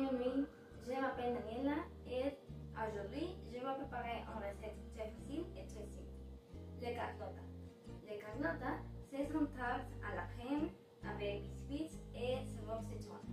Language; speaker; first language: French; non-native, learner; Spanish